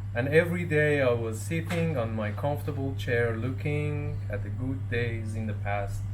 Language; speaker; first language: English; non-native, fluent; Persian